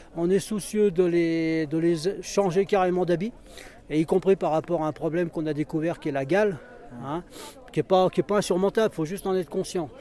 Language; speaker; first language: French; native; French